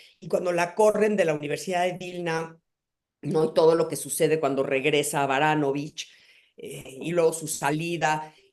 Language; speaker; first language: Spanish; native; Spanish